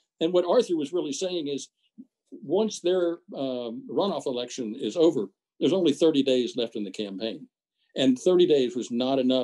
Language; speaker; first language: English; native; English